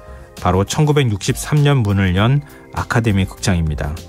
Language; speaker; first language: Korean; native; Korean